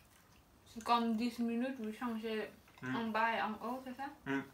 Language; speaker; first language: French; non-native, fluent; Khmer